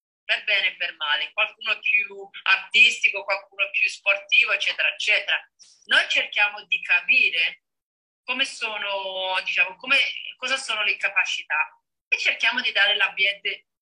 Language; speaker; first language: Italian; non-native, fluent; Danish